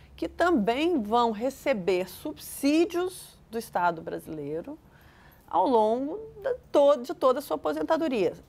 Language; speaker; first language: Portuguese; native; Portuguese